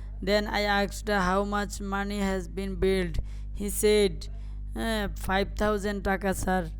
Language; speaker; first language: English; non-native, local second language; Bangla